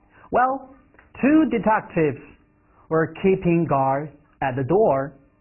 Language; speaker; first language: English; non-native, fluent; Chinese